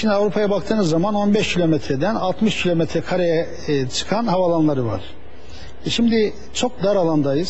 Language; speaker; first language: Turkish; native; Turkish